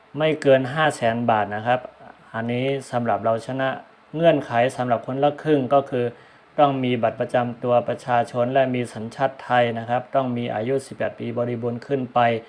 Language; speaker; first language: Thai; non-native, local second language; Shan